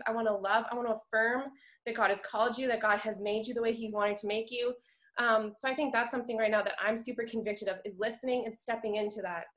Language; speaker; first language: English; native; English